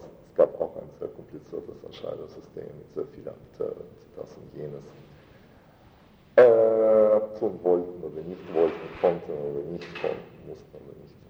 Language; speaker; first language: German; non-native, fluent; Russian